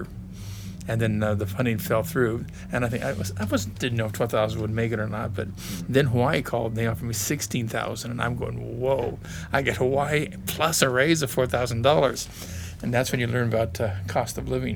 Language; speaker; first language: English; native; English